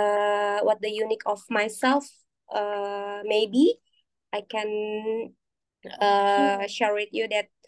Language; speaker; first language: English; non-native, learner; Indonesian